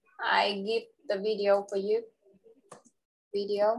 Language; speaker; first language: English; non-native, local second language; Vietnamese